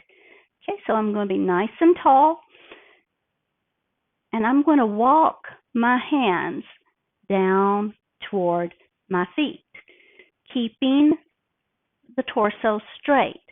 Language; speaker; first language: English; native; English